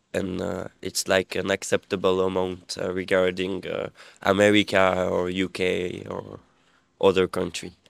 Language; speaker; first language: English; non-native, fluent; French